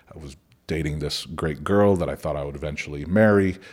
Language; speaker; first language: English; early bilingual, other home language; Spanish